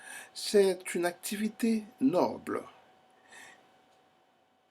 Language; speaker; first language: French; non-native, fluent; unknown